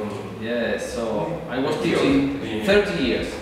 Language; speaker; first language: English; non-native, learner; Spanish